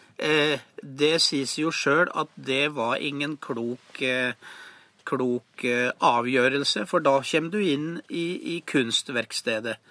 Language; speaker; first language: Norwegian; native; Norwegian